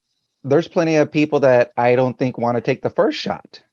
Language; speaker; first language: English; native; English